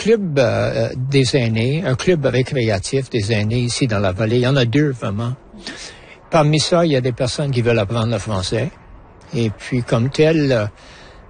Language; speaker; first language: French; native; French